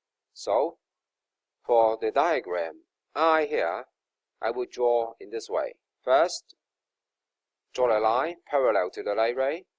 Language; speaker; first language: English; non-native, local second language; Cantonese